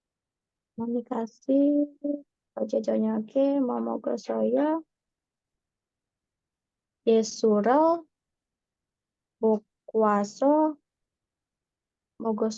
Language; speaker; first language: Korean; non-native, learner; Indonesian